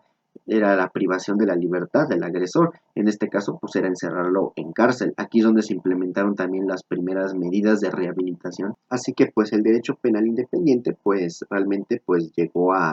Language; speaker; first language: Spanish; native; Spanish